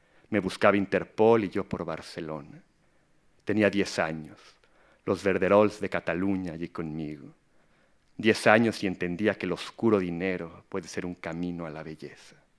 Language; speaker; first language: Spanish; native; Spanish